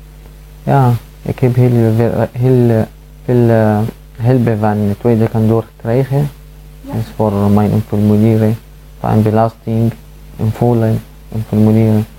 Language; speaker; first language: Dutch; non-native, learner; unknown